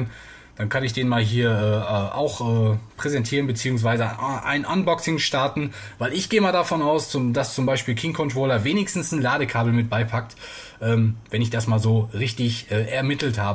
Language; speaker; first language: German; native; German